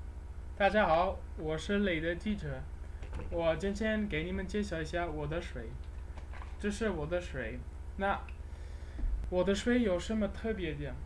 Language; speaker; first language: Chinese; non-native, learner; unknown